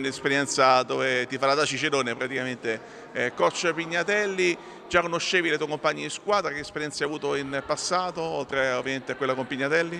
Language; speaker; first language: Italian; native; Italian